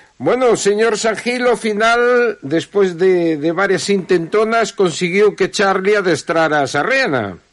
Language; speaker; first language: Galician; native; Galician